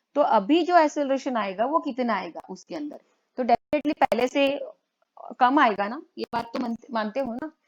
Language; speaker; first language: Hindi; non-native, local second language; Marathi